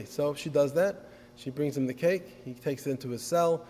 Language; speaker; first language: English; native; English